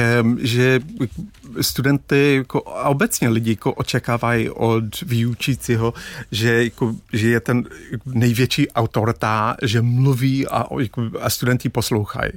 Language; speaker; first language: Czech; non-native, fluent; English